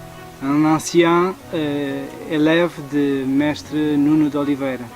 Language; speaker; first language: French; non-native, learner; Portuguese